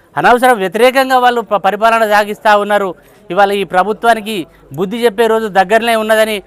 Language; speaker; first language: Telugu; native; Telugu